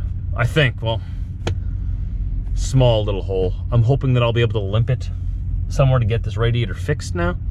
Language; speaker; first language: English; native; English